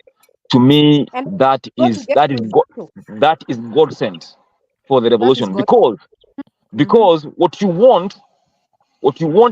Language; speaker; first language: English; non-native, local second language; Swahili